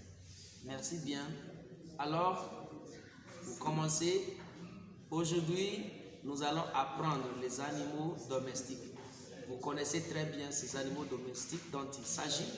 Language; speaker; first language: French; non-native, fluent; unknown